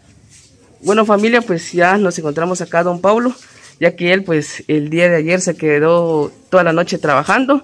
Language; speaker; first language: Spanish; native; Spanish